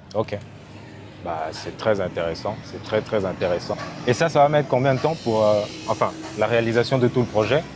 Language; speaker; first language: French; non-native, local second language; Lingala